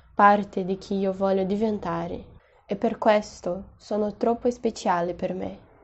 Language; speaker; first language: Italian; non-native, fluent; Portuguese